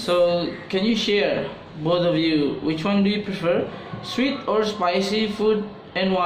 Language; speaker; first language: English; non-native, fluent; Indonesian